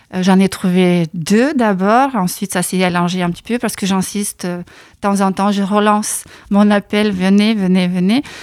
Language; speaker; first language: French; non-native, fluent; Lithuanian